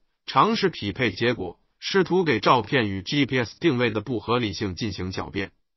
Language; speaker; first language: Chinese; native; Chinese